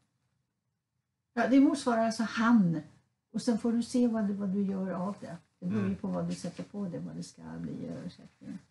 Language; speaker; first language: Swedish; native; Swedish